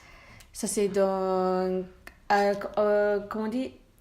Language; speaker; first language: French; non-native, learner; Malay